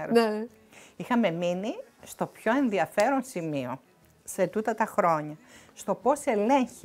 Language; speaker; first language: Greek; native; Greek